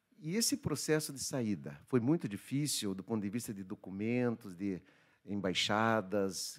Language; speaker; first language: Portuguese; native; Portuguese